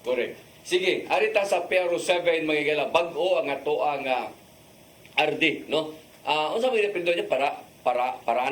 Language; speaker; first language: Cebuano; native; Cebuano